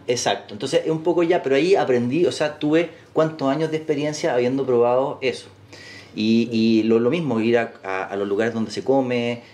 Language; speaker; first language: Spanish; native; Spanish